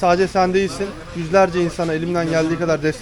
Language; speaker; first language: Turkish; native; Turkish